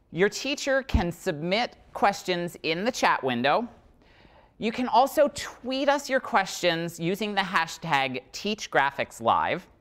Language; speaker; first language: English; native; English